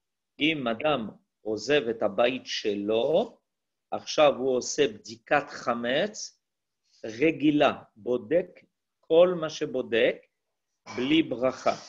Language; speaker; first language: Hebrew; non-native, fluent; French